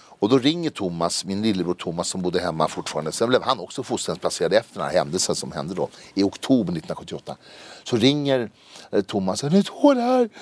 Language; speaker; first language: Swedish; native; Swedish